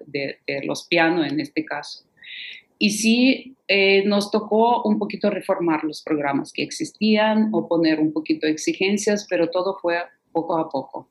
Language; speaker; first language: Spanish; non-native, fluent; Russian